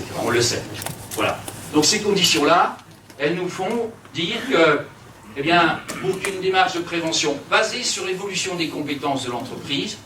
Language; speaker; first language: French; native; French